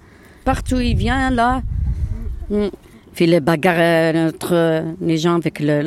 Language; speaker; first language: French; non-native, learner; Arabic